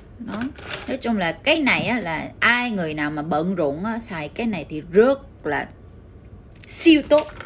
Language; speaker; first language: Vietnamese; early bilingual, heritage; Korean